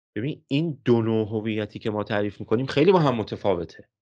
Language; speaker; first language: Persian; native; Persian